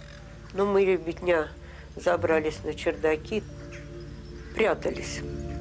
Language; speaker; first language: Russian; native; Russian